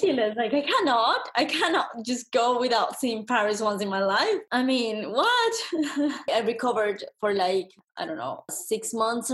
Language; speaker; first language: English; non-native, fluent; Spanish